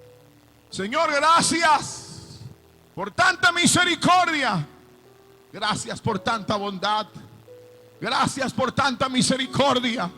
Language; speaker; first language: Spanish; native; Spanish